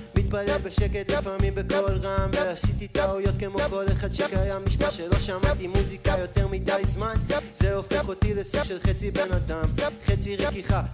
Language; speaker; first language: Hebrew; native; Hebrew